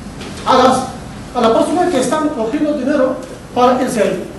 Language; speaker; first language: Spanish; non-native, learner; Urdu